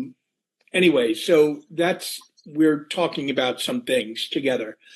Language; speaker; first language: English; native; English